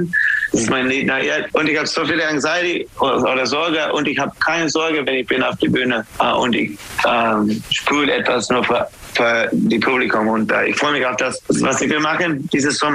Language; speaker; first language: German; non-native, learner; English